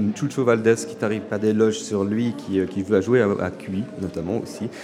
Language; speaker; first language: French; non-native, local second language; Rundi